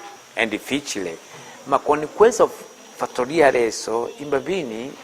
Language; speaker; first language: Italian; non-native, fluent; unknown